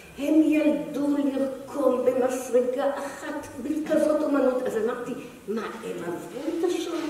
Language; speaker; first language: Hebrew; native; Hebrew